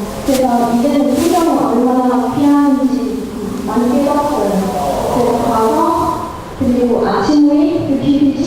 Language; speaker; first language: Korean; non-native, learner; Vietnamese